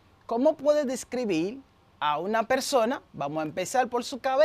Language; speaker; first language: Spanish; non-native, fluent; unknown